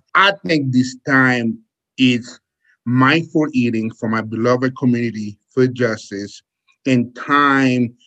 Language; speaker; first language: English; non-native, fluent; Haitian Creole